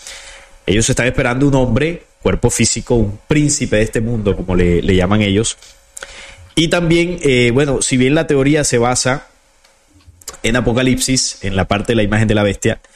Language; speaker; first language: Spanish; native; Spanish